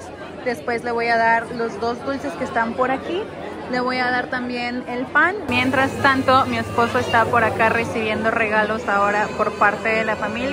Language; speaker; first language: Spanish; native; Spanish